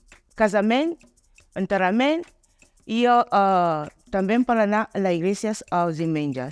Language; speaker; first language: Catalan; non-native, learner; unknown